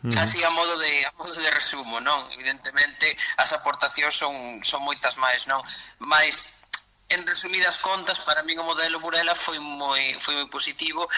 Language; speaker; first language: Galician; non-native, fluent; Kabuverdianu